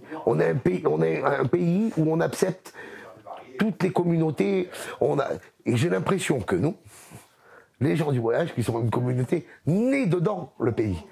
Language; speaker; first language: French; native; French